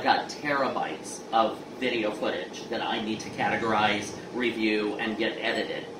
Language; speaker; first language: English; native; English